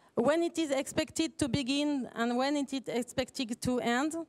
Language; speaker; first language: English; non-native, fluent; French